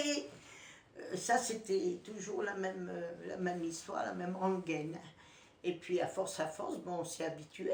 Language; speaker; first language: French; native; French